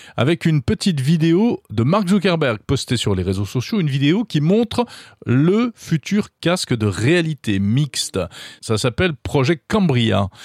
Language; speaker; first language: French; native; French